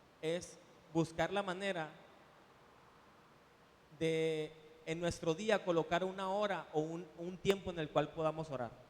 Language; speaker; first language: Spanish; native; Spanish